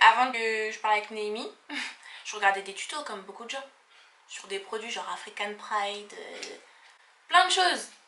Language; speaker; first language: French; native; French